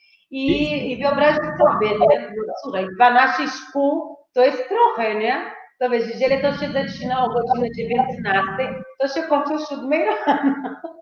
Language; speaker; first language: Polish; non-native, fluent; Portuguese